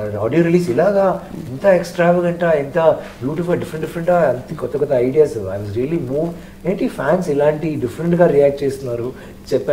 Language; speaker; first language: Telugu; non-native, learner; Tamil